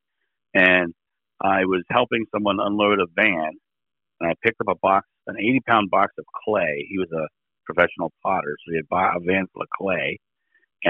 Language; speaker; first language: English; native; English